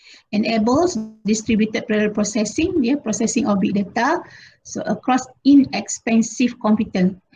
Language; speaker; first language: English; non-native, local second language; Malay